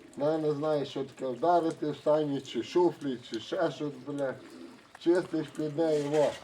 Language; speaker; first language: Ukrainian; native; Ukrainian